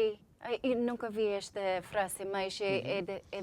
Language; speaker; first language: Portuguese; non-native, learner; English